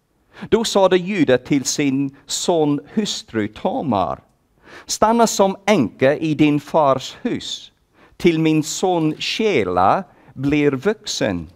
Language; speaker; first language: Swedish; non-native, fluent; English